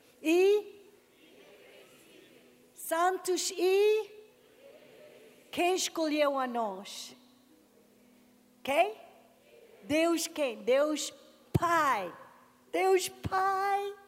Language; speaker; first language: Portuguese; non-native, learner; English